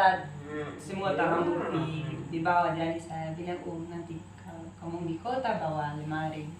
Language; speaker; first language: Indonesian; non-native, fluent; Dutch